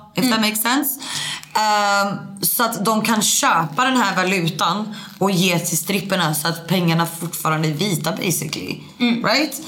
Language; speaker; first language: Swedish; native; Swedish